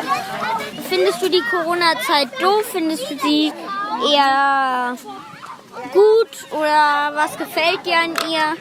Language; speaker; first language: German; native; German